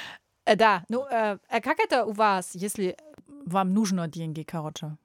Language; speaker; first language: Russian; non-native, learner; German